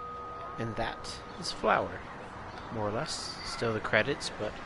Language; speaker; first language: English; native; English